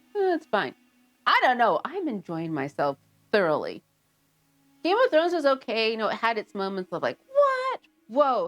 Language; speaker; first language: English; native; English